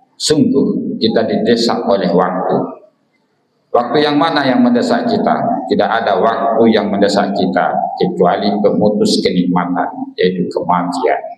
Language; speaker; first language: Malay; non-native, local second language; Minangkabau